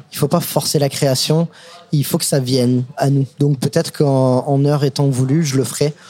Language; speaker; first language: French; non-native, fluent; English